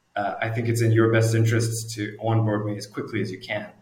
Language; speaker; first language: English; native; English